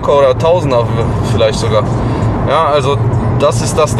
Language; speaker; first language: German; native; German